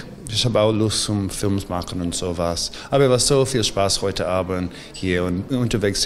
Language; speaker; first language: German; non-native, learner; English